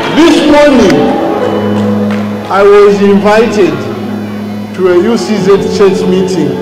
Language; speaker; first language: English; non-native, local second language; Bemba